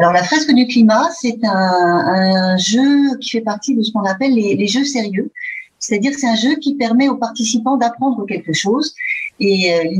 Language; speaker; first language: French; native; French